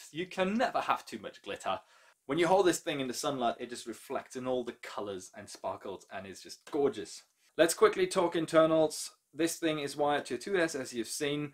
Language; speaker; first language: English; non-native, fluent; German